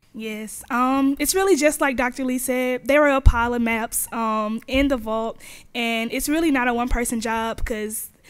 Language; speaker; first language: English; native; English